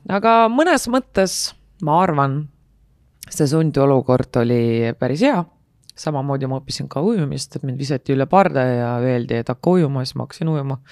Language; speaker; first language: Estonian; non-native, local second language; Russian